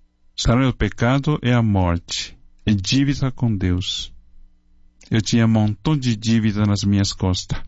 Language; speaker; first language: Portuguese; non-native, fluent; Chinese